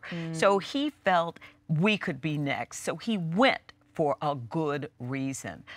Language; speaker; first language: English; native; English